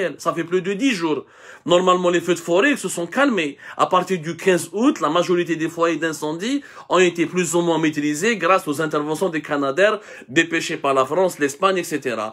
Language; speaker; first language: French; non-native, local second language; Arabic